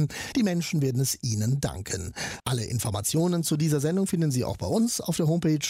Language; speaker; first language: German; native; German